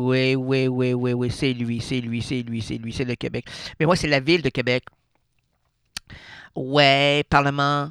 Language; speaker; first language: French; native; French